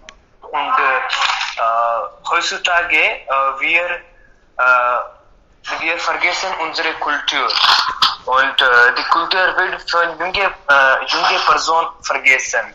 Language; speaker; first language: German; non-native, learner; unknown